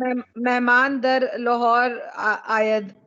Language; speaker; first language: Persian; non-native, learner; Urdu